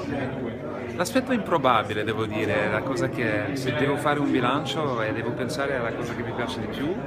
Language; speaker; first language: Italian; non-native, fluent; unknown